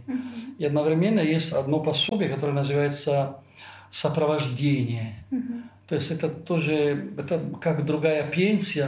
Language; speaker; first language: Russian; non-native, fluent; Italian